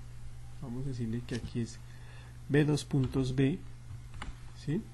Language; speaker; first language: Spanish; native; Spanish